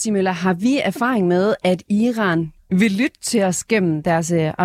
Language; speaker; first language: Danish; native; Danish